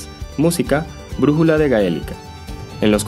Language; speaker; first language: Spanish; native; Spanish